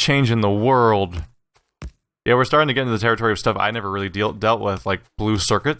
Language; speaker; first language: English; native; English